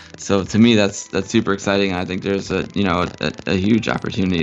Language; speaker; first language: English; native; English